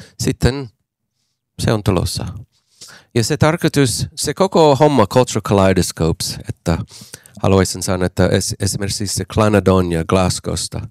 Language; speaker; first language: Finnish; non-native, fluent; English